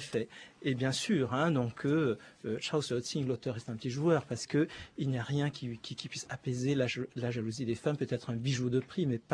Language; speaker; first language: French; native; French